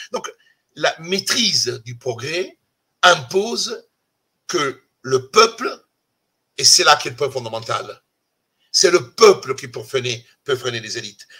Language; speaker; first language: French; non-native, fluent; Italian